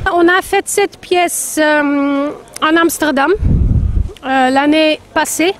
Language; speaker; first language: French; non-native, learner; Dutch